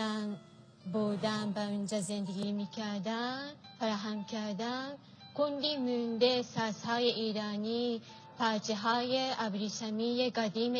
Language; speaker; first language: Persian; non-native, fluent; Japanese